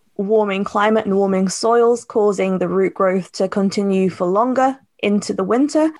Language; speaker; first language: English; native; English